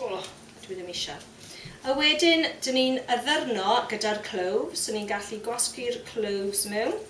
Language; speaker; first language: Welsh; non-native, fluent; English